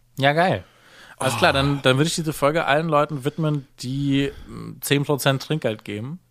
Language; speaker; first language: German; native; German